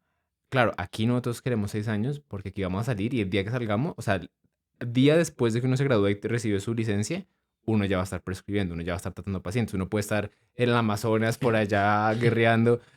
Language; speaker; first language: Spanish; native; Spanish